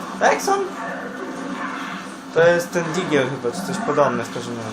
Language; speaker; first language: Polish; native; Polish